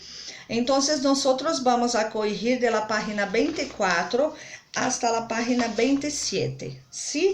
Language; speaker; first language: Spanish; non-native, fluent; Portuguese